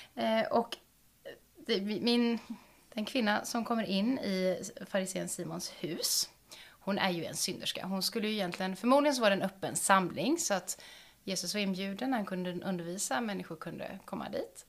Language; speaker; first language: Swedish; native; Swedish